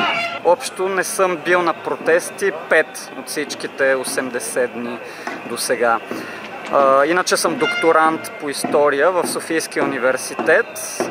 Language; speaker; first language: Bulgarian; native; Bulgarian